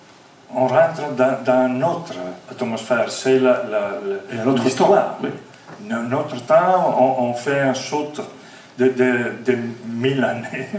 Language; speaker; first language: French; non-native, fluent; Italian